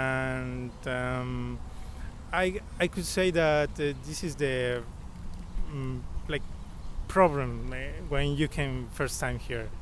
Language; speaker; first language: English; non-native, learner; Spanish